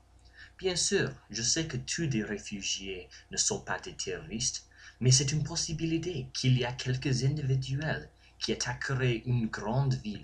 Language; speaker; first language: French; non-native, learner; English